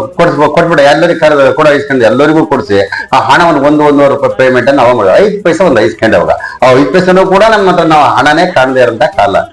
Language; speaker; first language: Kannada; native; Kannada